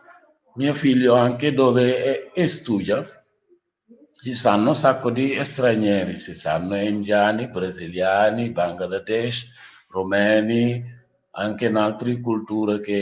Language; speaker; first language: Italian; non-native, learner; Wolof